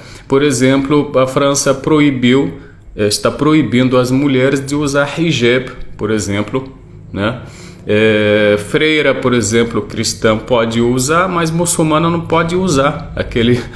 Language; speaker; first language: Portuguese; non-native, fluent; Arabic